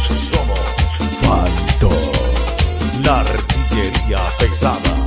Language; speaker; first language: Spanish; native; Spanish